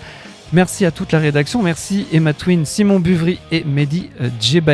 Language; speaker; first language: French; native; French